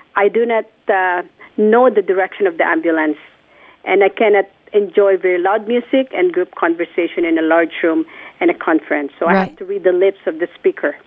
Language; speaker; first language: English; non-native, local second language; Filipino